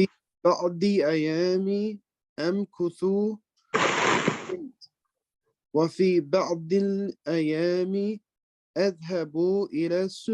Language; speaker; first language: Arabic; non-native, learner; English